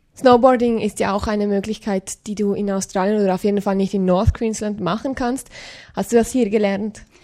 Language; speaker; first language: German; native; German